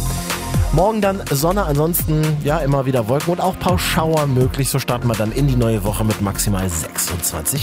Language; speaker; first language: German; native; German